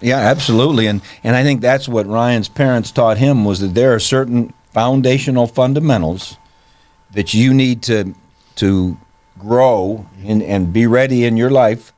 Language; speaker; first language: English; native; English